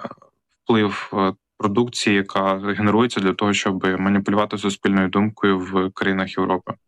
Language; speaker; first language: Ukrainian; native; Ukrainian